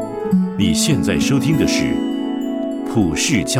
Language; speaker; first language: Chinese; native; Chinese